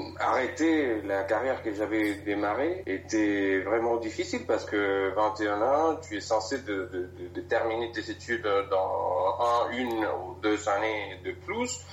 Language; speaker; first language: French; non-native, fluent; Spanish